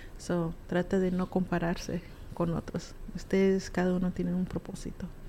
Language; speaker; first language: Spanish; early bilingual, heritage; Spanish